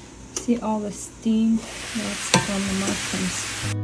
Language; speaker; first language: English; non-native, fluent; Russian